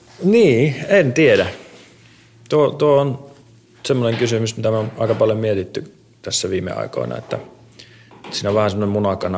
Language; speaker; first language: Finnish; native; Finnish